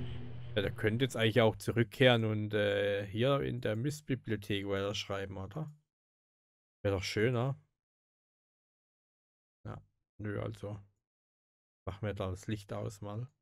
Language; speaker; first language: German; native; German